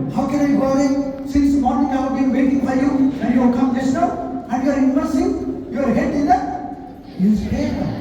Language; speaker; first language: English; non-native, local second language; Telugu